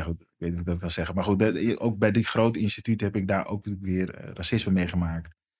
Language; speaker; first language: Dutch; native; Dutch